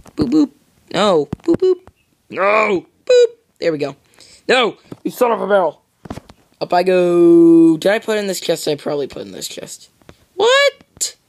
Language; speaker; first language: English; native; English